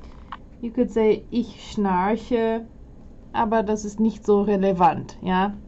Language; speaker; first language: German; non-native, fluent; English